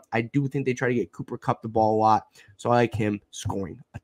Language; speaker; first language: English; native; English